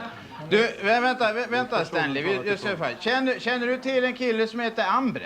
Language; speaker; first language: Swedish; native; Swedish